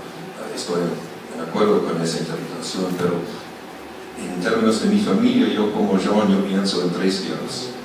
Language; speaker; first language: Spanish; non-native, fluent; German